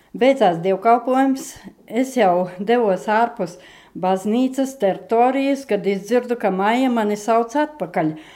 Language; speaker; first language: Latvian; native; Latvian